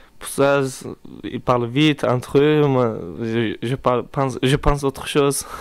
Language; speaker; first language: French; non-native, learner; Turkish